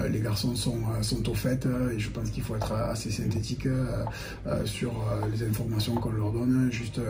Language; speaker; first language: French; native; French